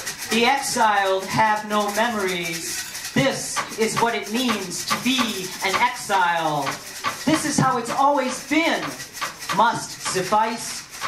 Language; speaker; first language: English; early bilingual, other home language; Spanish